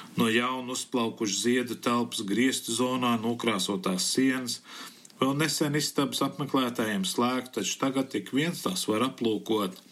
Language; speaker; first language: Latvian; early bilingual, heritage; Latvian